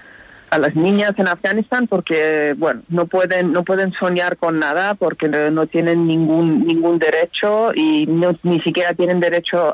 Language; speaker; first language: Spanish; non-native, fluent; Persian